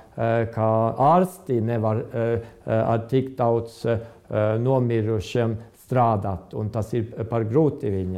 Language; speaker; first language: Latvian; non-native, fluent; Estonian